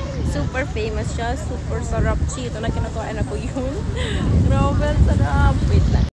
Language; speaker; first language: Filipino; non-native, learner; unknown